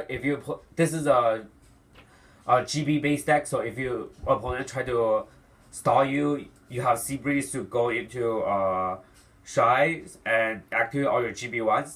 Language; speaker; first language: English; non-native, fluent; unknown